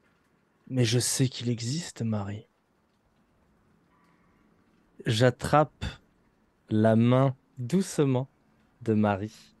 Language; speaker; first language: French; native; French